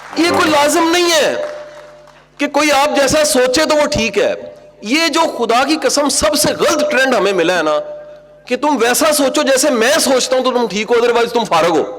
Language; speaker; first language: Urdu; non-native, local second language; Punjabi